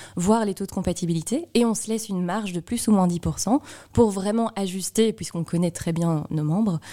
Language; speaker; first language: French; native; French